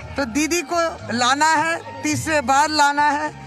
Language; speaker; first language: Hindi; non-native, local second language; Bangla